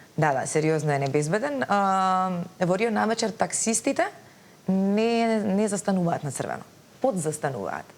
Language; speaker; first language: Macedonian; native; Macedonian